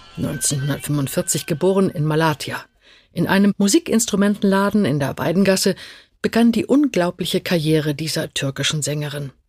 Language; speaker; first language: German; native; German